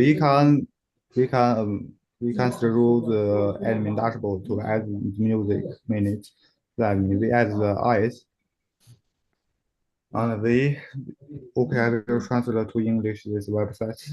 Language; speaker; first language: English; non-native, learner; Chinese